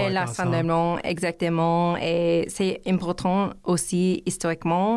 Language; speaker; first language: French; non-native, learner; English